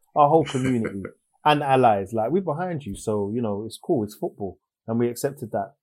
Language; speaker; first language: English; native; English